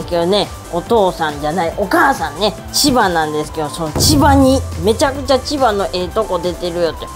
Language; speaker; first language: Japanese; native; Japanese